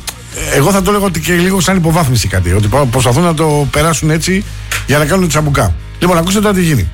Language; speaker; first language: Greek; native; Greek